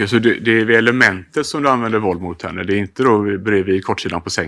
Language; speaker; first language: Swedish; native; Swedish